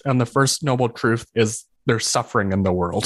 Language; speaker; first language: English; native; English